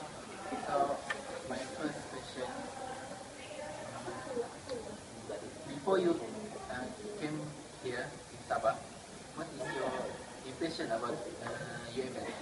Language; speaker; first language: English; non-native, learner; Malay